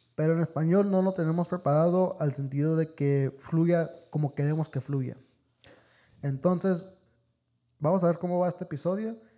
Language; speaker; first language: Spanish; early bilingual, heritage; Spanish